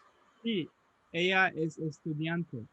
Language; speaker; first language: Spanish; non-native, learner; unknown